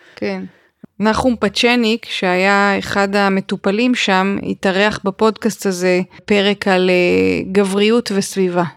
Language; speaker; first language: Hebrew; native; Hebrew